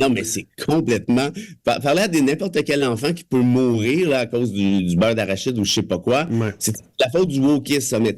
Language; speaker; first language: French; native; French